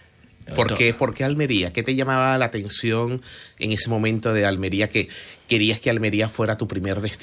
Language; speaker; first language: Spanish; native; Spanish